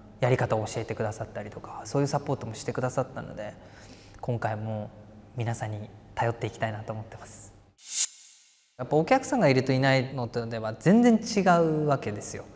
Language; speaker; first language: Japanese; native; Japanese